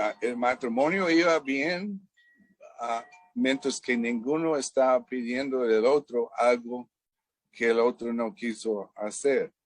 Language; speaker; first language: Spanish; non-native, fluent; English